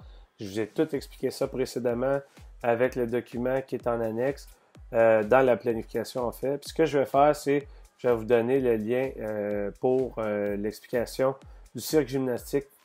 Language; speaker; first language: French; native; French